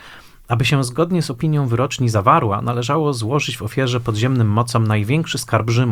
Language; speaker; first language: Polish; native; Polish